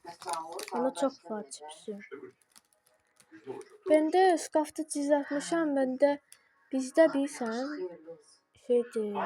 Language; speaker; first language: Turkish; non-native, learner; Azerbaijani